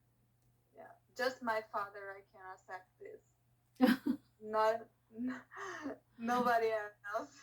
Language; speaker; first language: English; non-native, learner; Portuguese